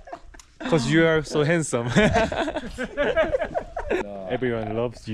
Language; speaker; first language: English; non-native, learner; Korean